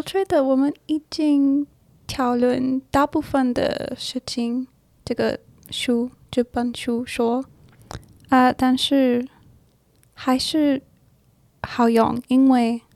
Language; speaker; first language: Chinese; non-native, learner; English